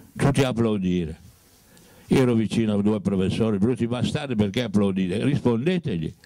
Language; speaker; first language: Italian; native; Italian